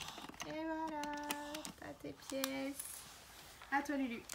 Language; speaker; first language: French; native; French